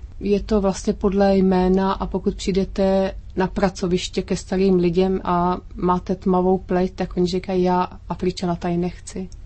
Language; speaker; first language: Czech; native; Czech